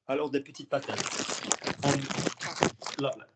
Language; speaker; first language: French; non-native, fluent; English